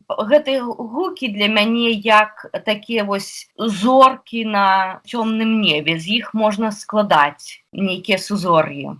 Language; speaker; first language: Belarusian; non-native, local second language; Russian